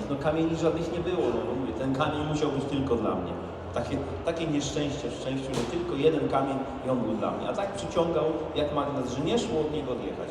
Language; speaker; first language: Polish; native; Polish